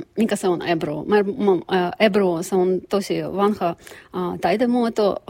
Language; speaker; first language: Finnish; non-native, learner; Russian